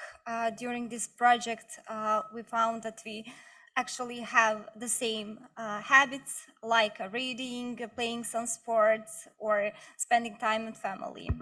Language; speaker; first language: English; non-native, learner; Bosnian